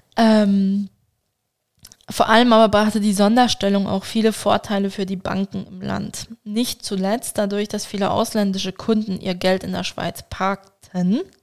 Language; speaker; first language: German; early bilingual, other home language; Turkish